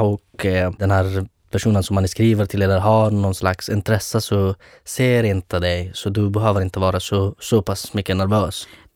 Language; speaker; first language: Swedish; non-native, fluent; Persian